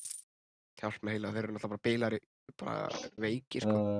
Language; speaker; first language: Icelandic; native; Icelandic